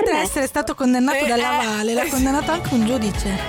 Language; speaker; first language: Italian; native; Italian